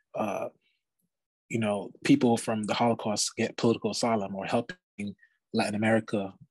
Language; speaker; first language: English; native; English